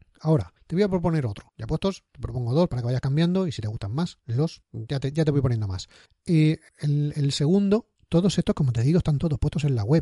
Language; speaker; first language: Spanish; native; Spanish